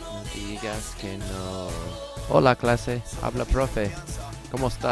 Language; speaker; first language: Spanish; non-native, fluent; English